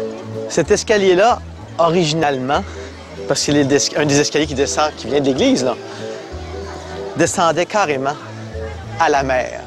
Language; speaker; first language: French; native; French